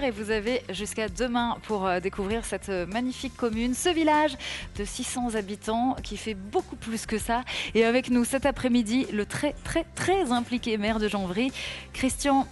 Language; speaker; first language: French; native; French